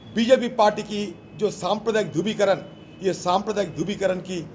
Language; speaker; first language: Hindi; non-native, local second language; Bangla